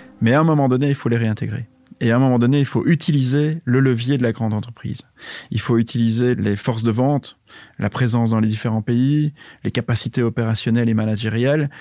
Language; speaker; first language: French; native; French